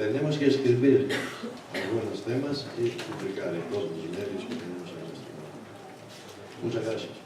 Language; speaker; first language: Spanish; non-native, learner; Greek